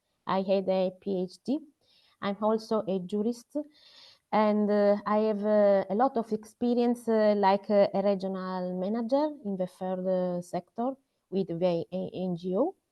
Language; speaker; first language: English; non-native, learner; Italian